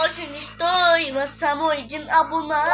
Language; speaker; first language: Bulgarian; non-native, local second language; Turkish